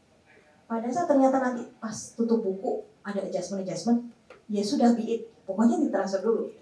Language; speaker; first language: Indonesian; native; Indonesian